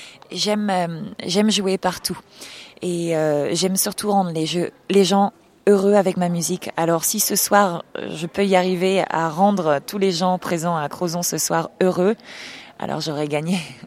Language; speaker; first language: French; native; French